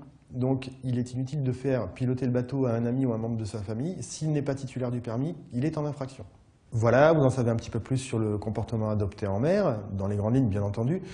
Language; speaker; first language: French; native; French